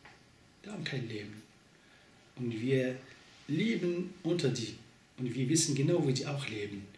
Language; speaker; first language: German; non-native, fluent; Arabic